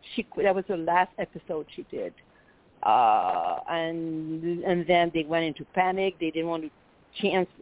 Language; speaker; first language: English; non-native, fluent; French